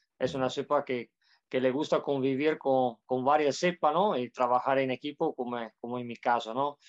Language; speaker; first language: Spanish; non-native, fluent; Italian